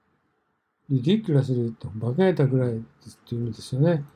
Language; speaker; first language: Japanese; native; Japanese